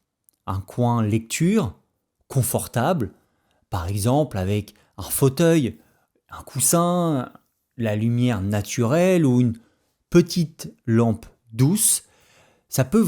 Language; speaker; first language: French; native; French